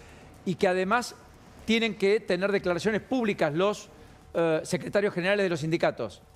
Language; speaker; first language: Spanish; native; Spanish